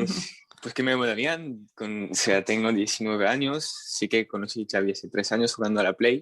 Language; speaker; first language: Spanish; non-native, fluent; French